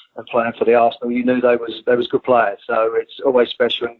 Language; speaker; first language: English; native; English